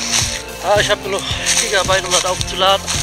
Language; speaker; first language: German; native; German